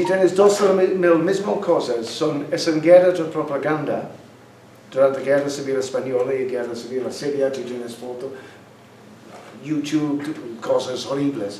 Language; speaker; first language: Spanish; non-native, learner; English